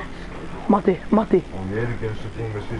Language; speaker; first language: Icelandic; early bilingual, heritage; Icelandic